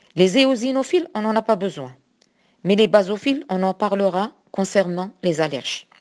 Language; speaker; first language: French; non-native, local second language; Arabic